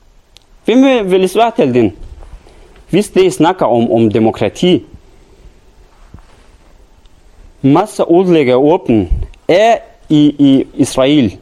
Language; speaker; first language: Danish; non-native, learner; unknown